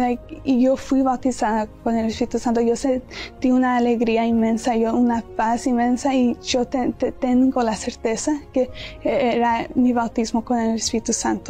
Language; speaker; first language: Spanish; early bilingual, heritage; Spanish